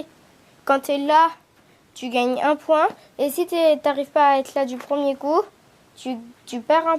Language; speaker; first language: French; native; French